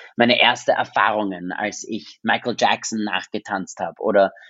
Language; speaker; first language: German; non-native, local second language; English